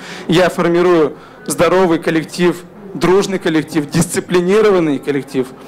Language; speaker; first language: Russian; native; Russian